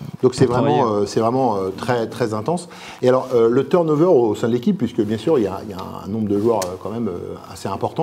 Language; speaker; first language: French; native; French